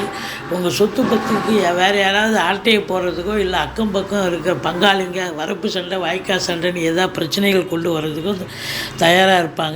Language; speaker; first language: Tamil; native; Tamil